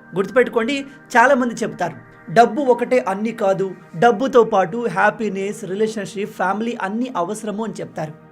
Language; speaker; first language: Telugu; non-native, local second language; Lambadi